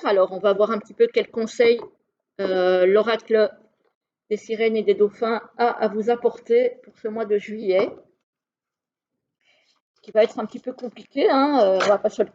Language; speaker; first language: French; native; French